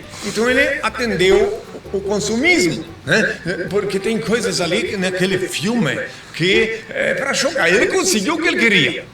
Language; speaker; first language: Portuguese; native; Portuguese